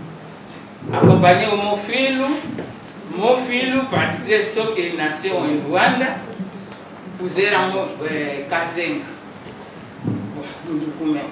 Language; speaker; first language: Portuguese; non-native, local second language; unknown